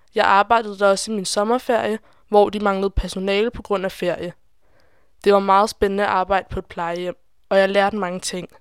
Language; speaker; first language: Danish; non-native, fluent; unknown